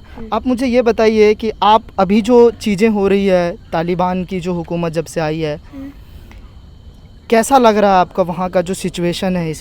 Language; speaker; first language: Hindi; native; Hindi